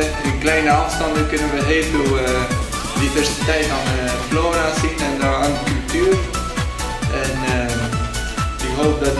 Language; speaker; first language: Dutch; early bilingual, heritage; Spanish